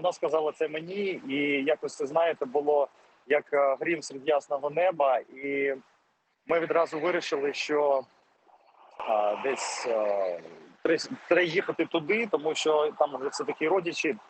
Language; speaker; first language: Ukrainian; non-native, fluent; Russian